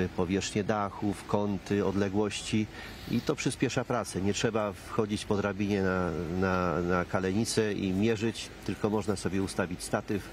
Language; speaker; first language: Polish; native; Polish